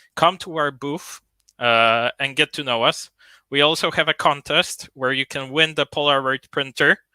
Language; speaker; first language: English; non-native, fluent; Polish